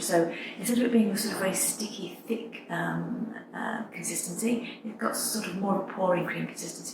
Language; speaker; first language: English; native; English